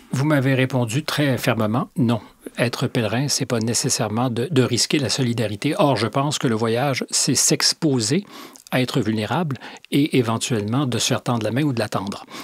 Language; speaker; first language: French; native; French